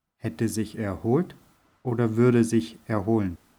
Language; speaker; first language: German; native; German